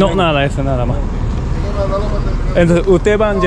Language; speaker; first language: Spanish; non-native, learner; Japanese